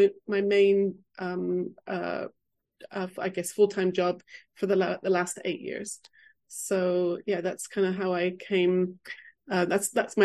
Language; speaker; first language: English; native; English